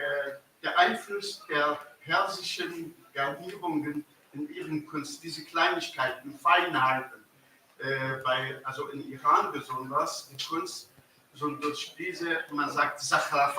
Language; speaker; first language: German; non-native, fluent; Arabic